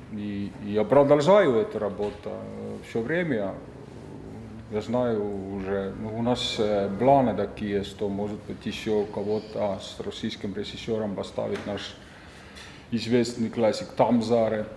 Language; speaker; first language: Russian; non-native, fluent; Estonian